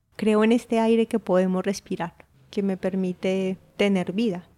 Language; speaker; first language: Spanish; native; Spanish